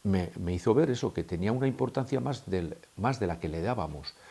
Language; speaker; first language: Spanish; native; Spanish